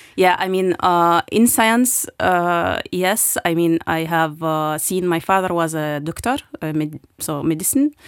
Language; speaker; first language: English; non-native, fluent; Arabic